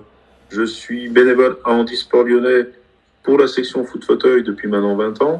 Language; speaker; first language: French; native; French